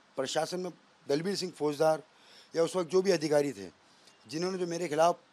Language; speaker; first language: Hindi; native; Hindi